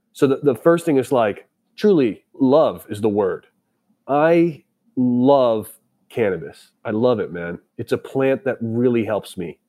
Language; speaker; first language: English; native; English